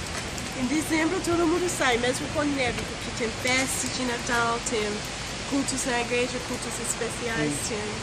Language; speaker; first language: Portuguese; non-native, fluent; English